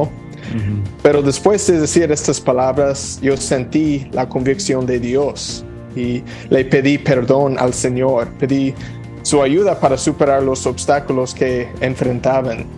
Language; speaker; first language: Spanish; non-native, fluent; English